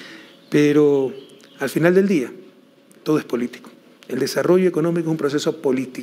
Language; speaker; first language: Spanish; native; Spanish